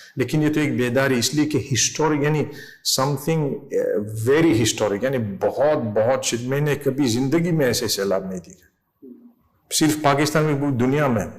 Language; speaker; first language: Urdu; non-native, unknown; English